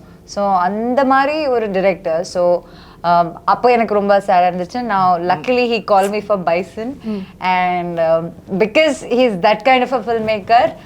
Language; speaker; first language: Tamil; non-native, fluent; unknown